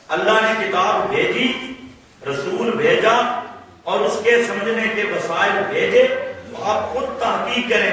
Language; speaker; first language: Urdu; non-native, local second language; Punjabi